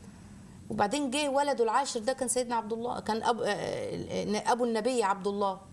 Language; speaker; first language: Arabic; native; Arabic